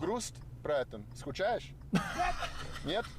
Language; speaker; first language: Russian; non-native, learner; English